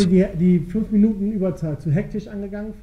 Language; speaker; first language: German; native; German